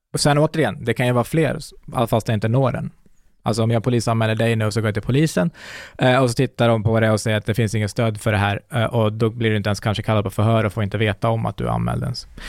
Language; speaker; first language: Swedish; early bilingual, other home language; Kurdish